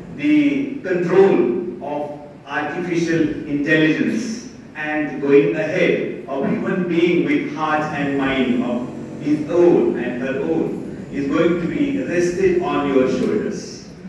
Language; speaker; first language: English; non-native, local second language; Marathi